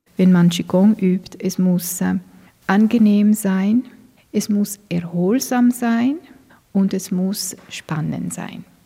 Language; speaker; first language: German; non-native, fluent; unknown